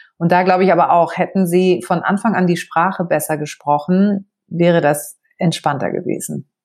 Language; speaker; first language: German; early bilingual, other home language; Greek